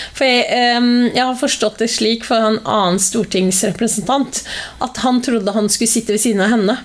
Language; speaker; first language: Norwegian; early bilingual, other home language; Somali